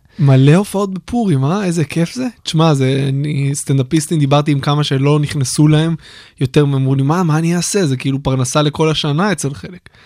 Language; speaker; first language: Hebrew; native; Hebrew